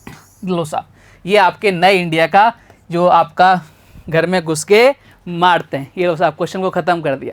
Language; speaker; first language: Hindi; native; Hindi